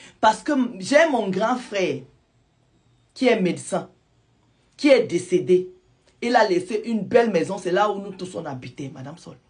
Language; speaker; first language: French; non-native, local second language; Lingala